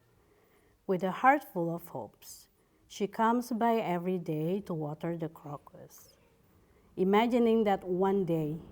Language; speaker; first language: English; non-native, fluent; Indonesian